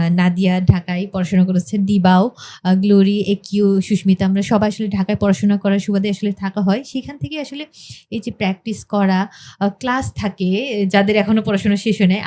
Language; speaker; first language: Bangla; non-native, local second language; Garo